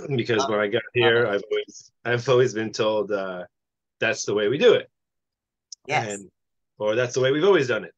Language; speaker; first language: English; native; English